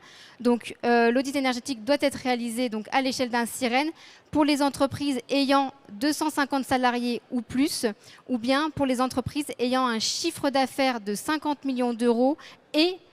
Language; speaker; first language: French; native; French